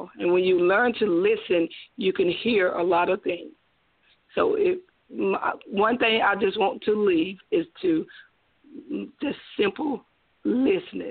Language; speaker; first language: English; native; English